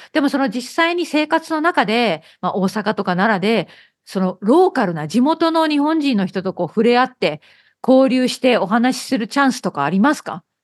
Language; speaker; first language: Japanese; native; Japanese